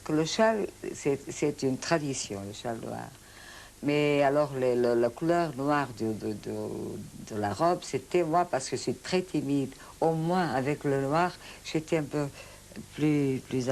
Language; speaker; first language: French; non-native, fluent; Portuguese